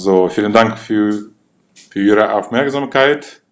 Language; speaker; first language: German; non-native, fluent; Russian